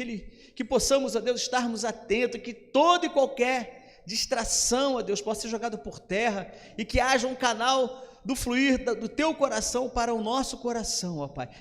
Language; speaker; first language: Portuguese; native; Portuguese